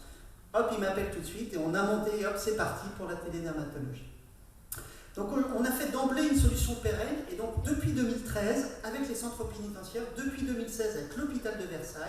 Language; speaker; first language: French; native; French